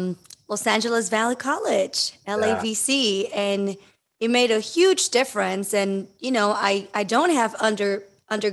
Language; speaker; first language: English; early bilingual, other home language; Spanish